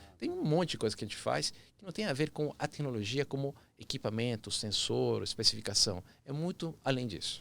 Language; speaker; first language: Portuguese; early bilingual, other home language; Spanish